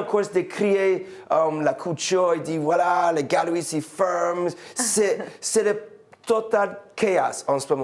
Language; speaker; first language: French; non-native, fluent; English